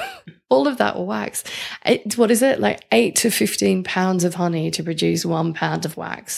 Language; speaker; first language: English; native; English